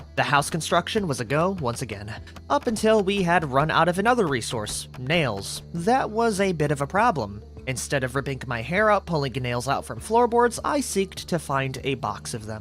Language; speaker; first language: English; native; English